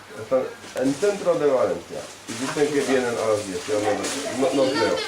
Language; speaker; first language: Spanish; non-native, learner; Polish